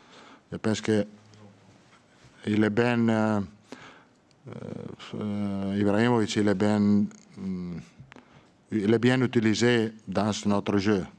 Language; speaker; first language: French; non-native, learner; Italian